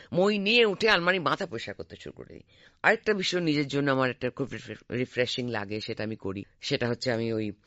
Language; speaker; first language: Bangla; native; Bangla